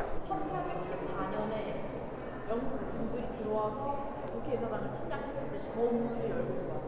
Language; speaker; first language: Korean; native; Korean